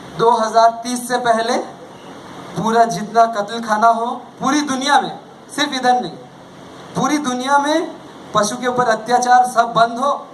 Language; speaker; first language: Hindi; non-native, local second language; Bangla